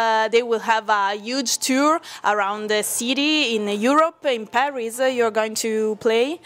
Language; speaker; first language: English; non-native, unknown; Italian